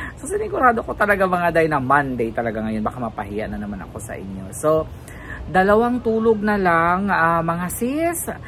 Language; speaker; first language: Filipino; non-native, local second language; Cebuano